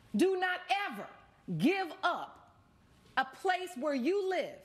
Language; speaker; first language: English; native; English